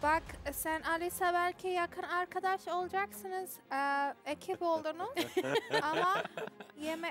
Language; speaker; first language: Turkish; non-native, learner; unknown